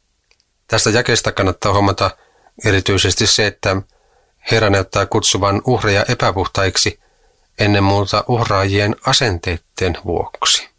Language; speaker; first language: Finnish; native; Finnish